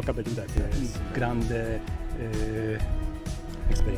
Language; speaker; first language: Spanish; non-native, learner; Polish